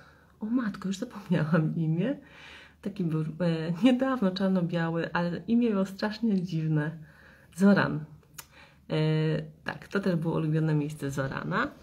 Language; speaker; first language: Polish; native; Polish